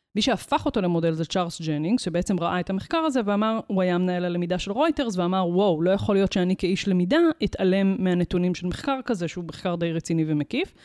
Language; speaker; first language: Hebrew; native; Hebrew